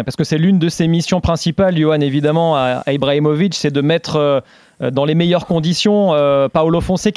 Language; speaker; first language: French; native; French